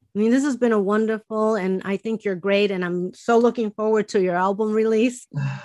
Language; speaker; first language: English; early bilingual, other home language; Spanish